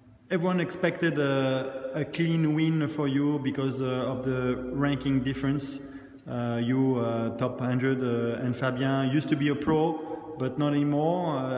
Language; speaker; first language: English; non-native, fluent; French